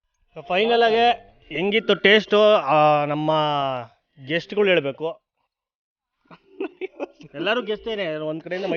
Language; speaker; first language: Kannada; native; Kannada